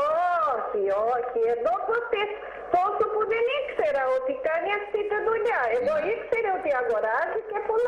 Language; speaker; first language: Greek; non-native, fluent; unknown